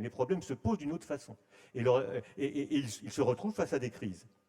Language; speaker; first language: French; native; French